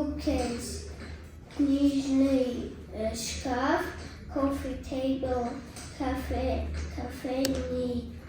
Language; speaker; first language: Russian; non-native, local second language; Tajik